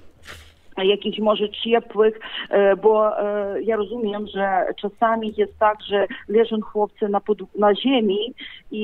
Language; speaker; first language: Polish; non-native, fluent; Ukrainian